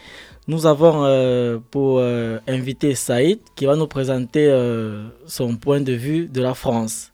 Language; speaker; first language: French; non-native, fluent; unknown